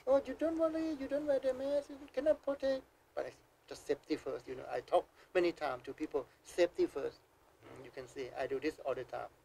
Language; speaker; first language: English; non-native, learner; Thai